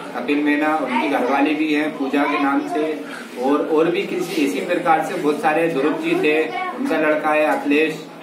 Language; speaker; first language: Hindi; native; Hindi